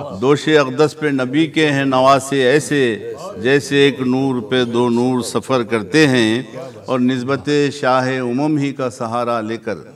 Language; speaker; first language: Hindi; non-native, local second language; Urdu